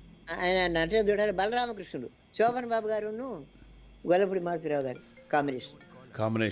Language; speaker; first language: Telugu; native; Telugu